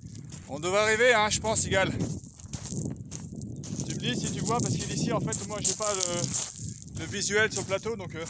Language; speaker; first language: French; native; French